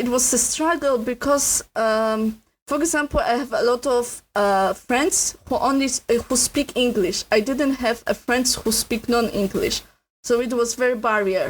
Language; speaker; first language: English; non-native, learner; Polish